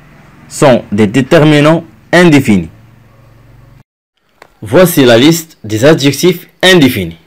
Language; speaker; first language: French; non-native, local second language; Arabic